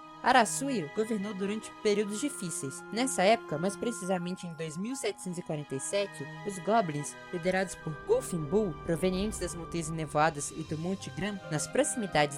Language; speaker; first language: Portuguese; native; Portuguese